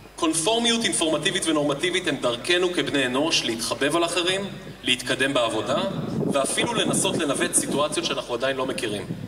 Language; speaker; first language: Hebrew; native; Hebrew